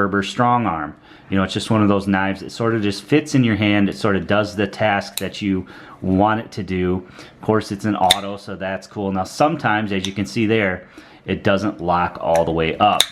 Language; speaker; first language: English; native; English